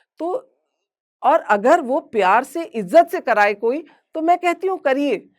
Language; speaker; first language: Hindi; native; Hindi